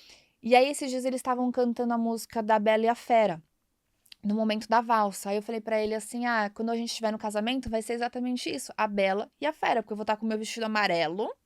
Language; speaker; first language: Portuguese; native; Portuguese